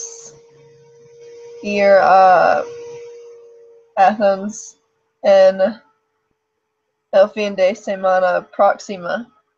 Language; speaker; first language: Spanish; non-native, learner; English